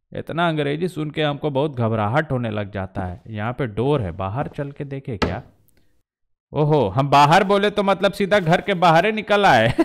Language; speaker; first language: Hindi; native; Hindi